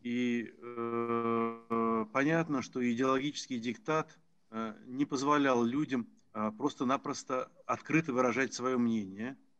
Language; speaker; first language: Russian; native; Russian